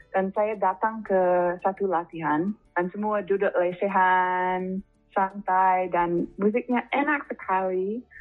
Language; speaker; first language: Indonesian; non-native, fluent; English